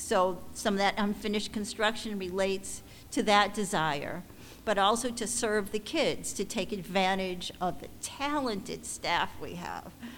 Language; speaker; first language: English; native; English